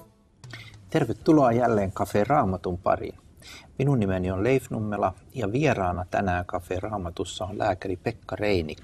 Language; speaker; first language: Finnish; native; Finnish